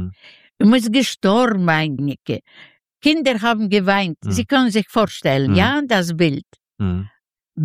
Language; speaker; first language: German; non-native, learner; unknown